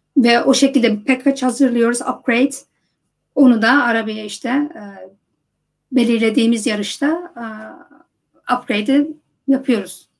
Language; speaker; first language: Turkish; early bilingual, heritage; Turkish